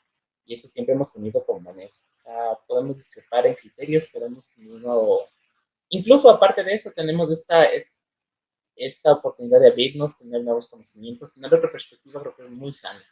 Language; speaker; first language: Spanish; native; Spanish